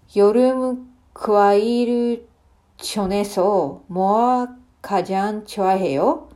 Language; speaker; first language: Korean; non-native, learner; Japanese